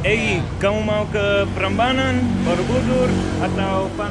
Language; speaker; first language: Indonesian; non-native, learner; English